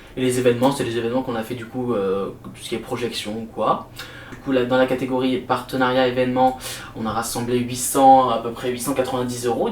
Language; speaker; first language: French; native; French